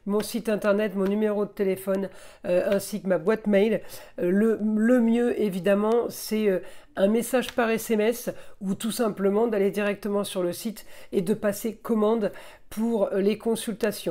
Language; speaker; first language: French; native; French